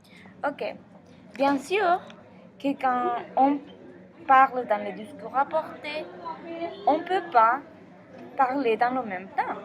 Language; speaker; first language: French; non-native, learner; Spanish